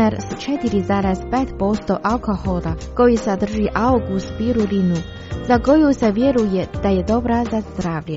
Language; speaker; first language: Croatian; non-native, fluent; Chinese